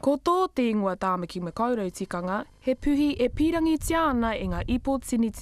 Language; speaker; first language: Māori; native; Māori